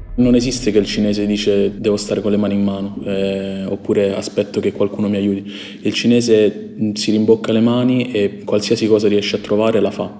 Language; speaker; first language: Italian; early bilingual, other home language; Chinese